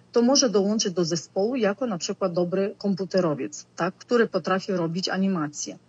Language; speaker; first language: Polish; early bilingual, other home language; Ukrainian